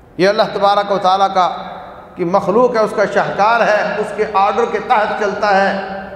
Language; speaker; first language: Urdu; native; Urdu